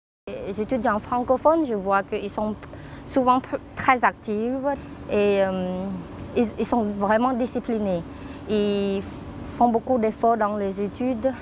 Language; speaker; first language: French; non-native, fluent; Khmer